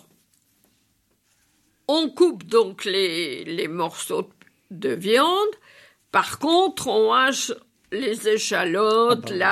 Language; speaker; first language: French; native; French